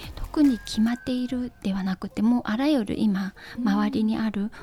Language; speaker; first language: Japanese; non-native, fluent; Chinese